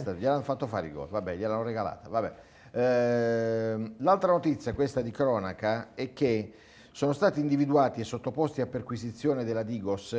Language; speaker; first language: Italian; native; Italian